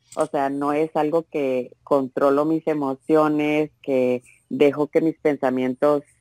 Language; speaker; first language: Spanish; native; Spanish